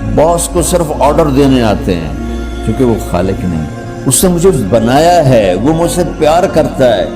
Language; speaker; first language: Urdu; non-native, local second language; Punjabi